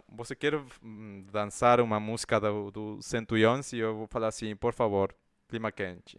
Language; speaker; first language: Portuguese; non-native, fluent; Spanish